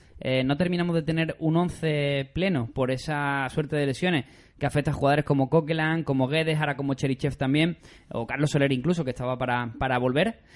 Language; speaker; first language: Spanish; native; Spanish